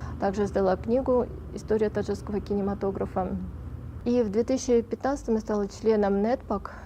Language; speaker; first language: Russian; non-native, local second language; Tajik